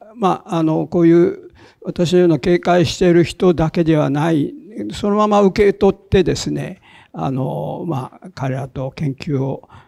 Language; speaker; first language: Japanese; native; Japanese